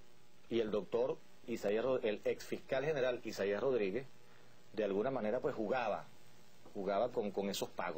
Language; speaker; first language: Spanish; native; Spanish